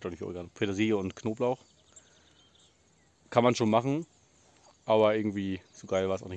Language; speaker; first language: German; native; German